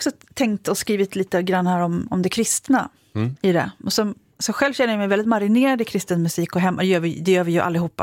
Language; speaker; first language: Swedish; native; Swedish